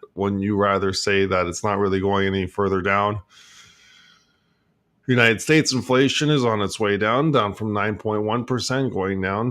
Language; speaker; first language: English; native; English